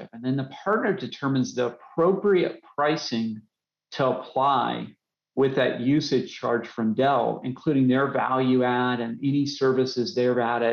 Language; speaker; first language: English; native; English